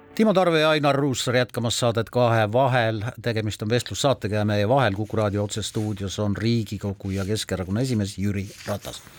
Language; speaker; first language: Estonian; native; Estonian